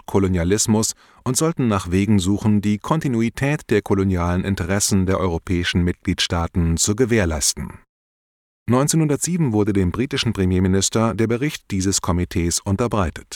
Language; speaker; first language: German; native; German